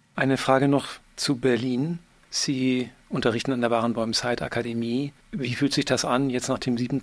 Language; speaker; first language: German; native; German